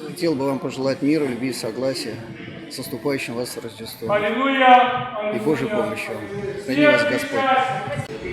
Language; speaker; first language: Russian; native; Russian